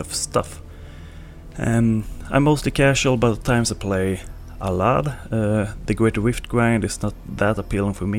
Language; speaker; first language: English; non-native, fluent; Swedish